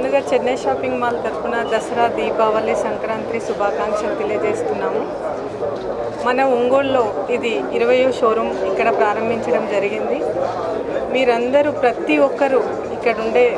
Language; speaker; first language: Telugu; native; Telugu